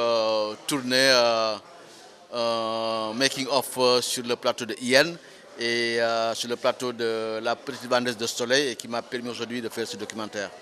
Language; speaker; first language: French; non-native, local second language; Wolof